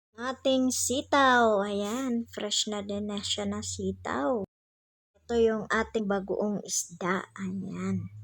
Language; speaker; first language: Filipino; non-native, local second language; Bikol